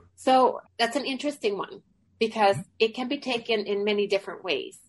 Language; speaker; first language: English; early bilingual, other home language; Swedish